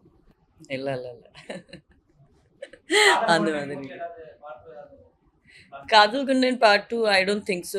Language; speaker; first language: Tamil; non-native, fluent; Hindi